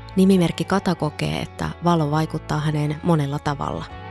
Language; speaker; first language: Finnish; native; Finnish